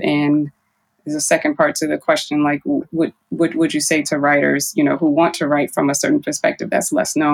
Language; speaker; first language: English; native; English